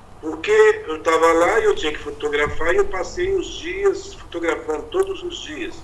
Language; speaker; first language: Portuguese; native; Portuguese